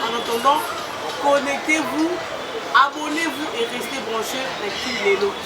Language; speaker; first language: French; non-native, local second language; Lingala